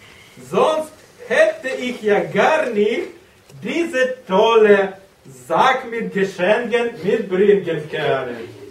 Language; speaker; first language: German; non-native, learner; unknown